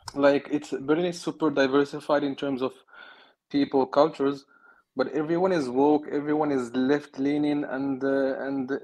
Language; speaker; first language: English; non-native, fluent; Arabic